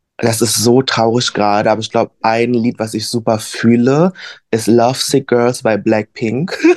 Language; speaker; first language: German; early bilingual, other home language; Vietnamese